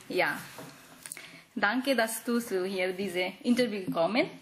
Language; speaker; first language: German; non-native, learner; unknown